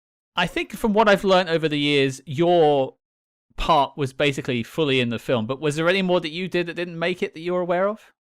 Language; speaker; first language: English; native; English